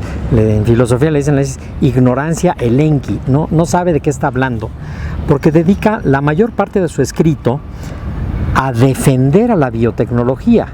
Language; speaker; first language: Spanish; native; Spanish